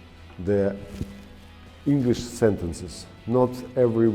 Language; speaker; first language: English; non-native, learner; Russian